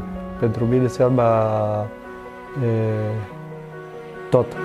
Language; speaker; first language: Romanian; non-native, learner; Spanish